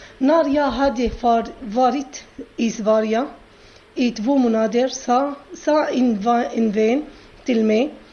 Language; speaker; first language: Swedish; non-native, learner; Arabic